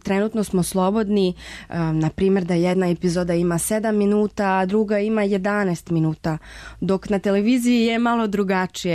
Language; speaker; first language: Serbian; non-native, fluent; Spanish